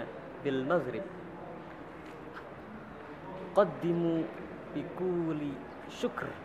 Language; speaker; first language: Arabic; non-native, learner; Indonesian